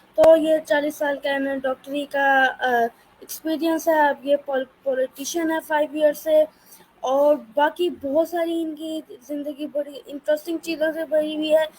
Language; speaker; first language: Urdu; non-native, local second language; Punjabi